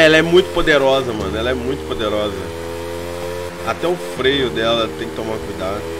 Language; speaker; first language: Portuguese; native; Portuguese